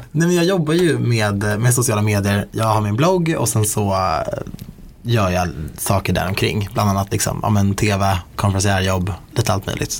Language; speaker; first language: Swedish; early bilingual, other home language; Persian